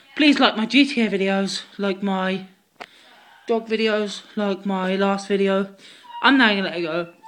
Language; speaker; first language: English; native; English